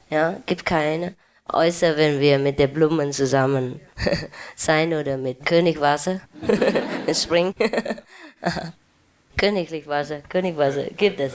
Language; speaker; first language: German; non-native, learner; Vietnamese